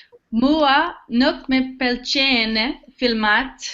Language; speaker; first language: Albanian; non-native, learner; English